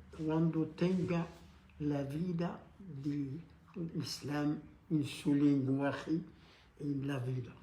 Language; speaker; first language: Portuguese; non-native, learner; Arabic